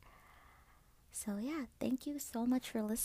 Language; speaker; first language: English; native; English